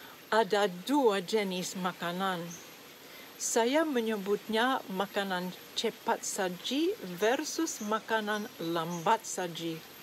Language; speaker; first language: Indonesian; non-native, learner; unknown